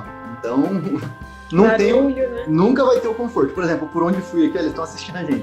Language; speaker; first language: Portuguese; native; Portuguese